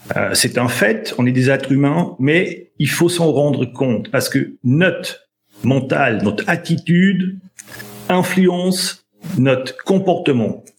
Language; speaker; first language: French; native; French